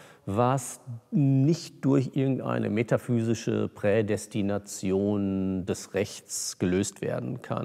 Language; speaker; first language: German; native; German